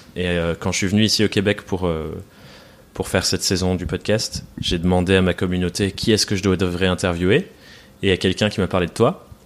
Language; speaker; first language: French; early bilingual, other home language; English